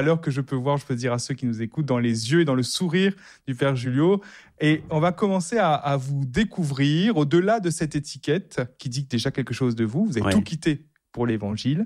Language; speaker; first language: French; native; French